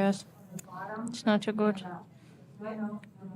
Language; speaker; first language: English; non-native, learner; Ukrainian